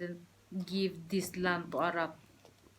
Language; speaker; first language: English; non-native, learner; Filipino